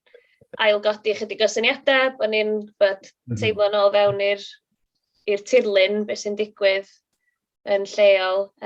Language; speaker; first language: Welsh; native; Welsh